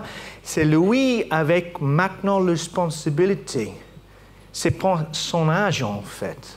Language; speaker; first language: French; non-native, fluent; English